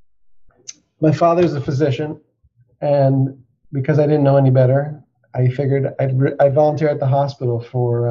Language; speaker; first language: English; native; English